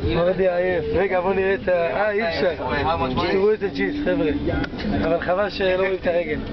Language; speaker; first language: Hebrew; native; Hebrew